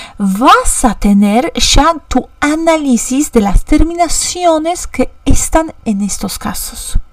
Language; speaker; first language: Spanish; non-native, fluent; Polish